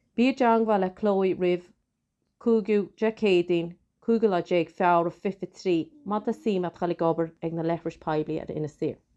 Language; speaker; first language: Irish; native; Irish